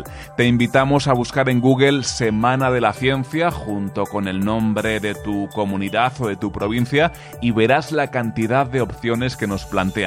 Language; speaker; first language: Spanish; native; Spanish